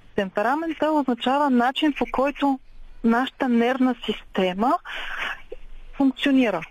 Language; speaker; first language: Bulgarian; native; Bulgarian